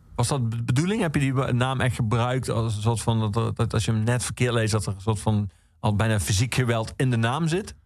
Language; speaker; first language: Dutch; native; Dutch